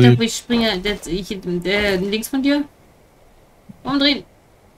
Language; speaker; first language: German; native; German